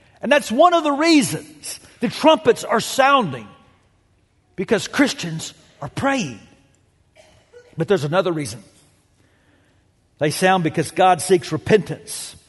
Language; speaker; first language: English; native; English